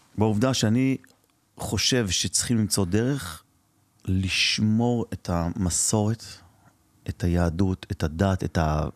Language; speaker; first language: Hebrew; early bilingual, other home language; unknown